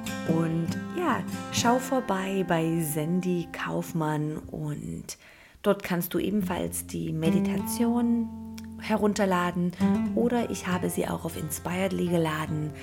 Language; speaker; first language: German; native; German